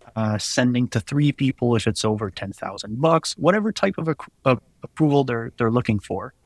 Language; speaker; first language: English; non-native, fluent; French